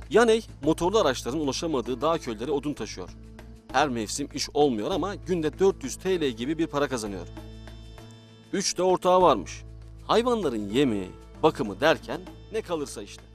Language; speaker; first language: Turkish; native; Turkish